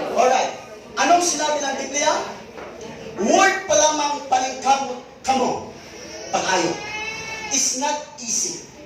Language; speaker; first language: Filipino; non-native, local second language; Cebuano